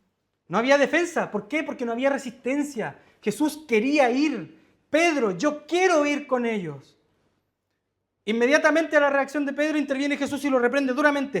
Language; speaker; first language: Spanish; native; Spanish